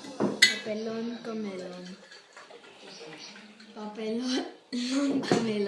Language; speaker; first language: Spanish; non-native, learner; Dutch